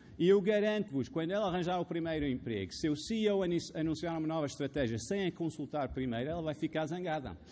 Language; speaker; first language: Portuguese; non-native, fluent; Arabic